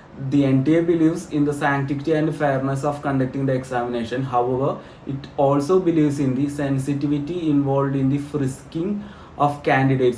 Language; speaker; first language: English; non-native, local second language; Malayalam